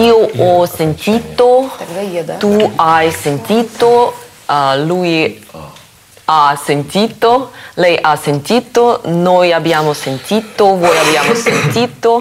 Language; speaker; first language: Italian; non-native, learner; Russian